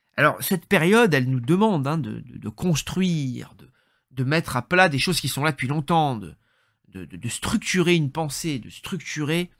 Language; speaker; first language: French; native; French